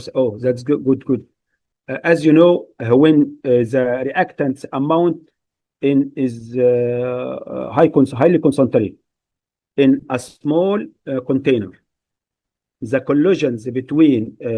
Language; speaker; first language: English; non-native, fluent; Arabic